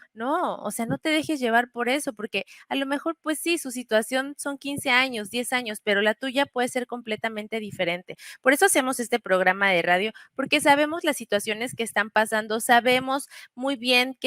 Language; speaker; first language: Spanish; native; Spanish